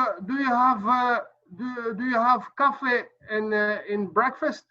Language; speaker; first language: English; non-native, learner; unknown